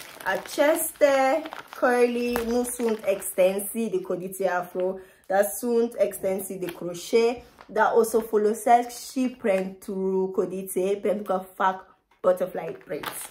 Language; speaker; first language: Romanian; non-native, fluent; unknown